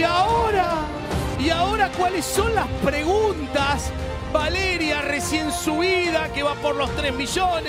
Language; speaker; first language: Spanish; native; Spanish